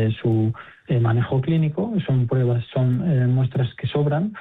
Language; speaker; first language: Spanish; native; Spanish